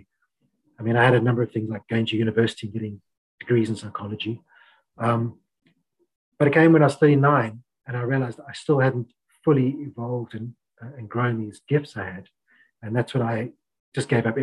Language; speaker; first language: English; native; English